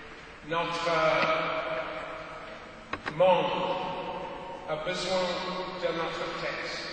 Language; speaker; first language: French; non-native, fluent; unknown